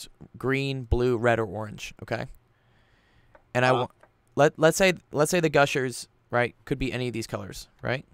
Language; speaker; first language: English; native; English